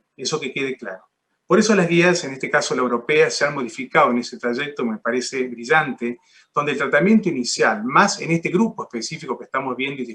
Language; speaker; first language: Spanish; native; Spanish